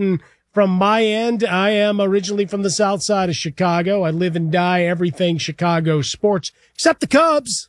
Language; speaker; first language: English; native; English